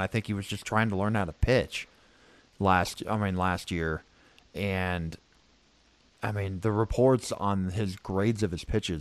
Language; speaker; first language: English; native; English